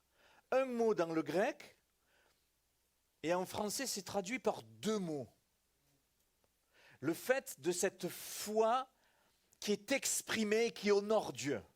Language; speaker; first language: French; native; French